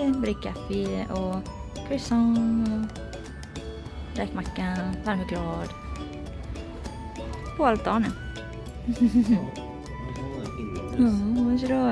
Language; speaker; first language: Swedish; non-native, learner; Japanese